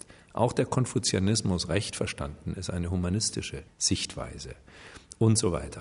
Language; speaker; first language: German; native; German